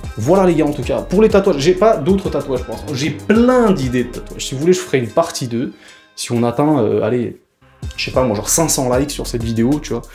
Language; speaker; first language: French; early bilingual, other home language; Portuguese